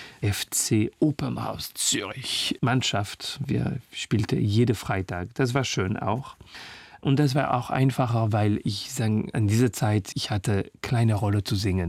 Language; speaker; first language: German; non-native, fluent; French